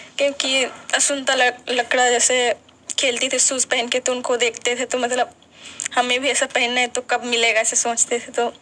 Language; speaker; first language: Hindi; non-native, local second language; Sadri